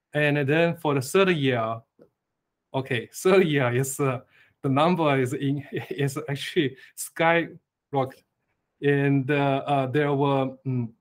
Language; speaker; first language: English; non-native, fluent; Chinese